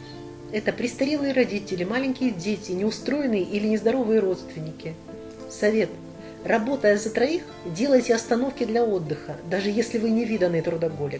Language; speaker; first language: Russian; native; Russian